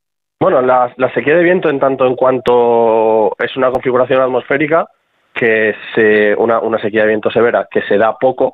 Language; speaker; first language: Spanish; native; Spanish